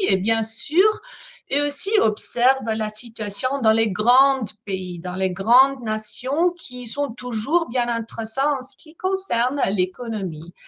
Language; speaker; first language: French; non-native, fluent; German